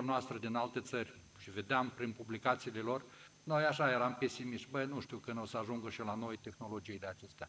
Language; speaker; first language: Romanian; native; Romanian